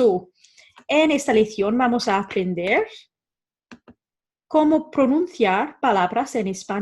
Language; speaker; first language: Spanish; non-native, fluent; English